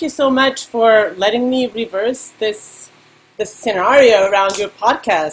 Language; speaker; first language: English; non-native, fluent; Serbian